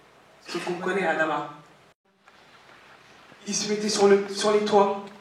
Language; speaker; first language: French; native; French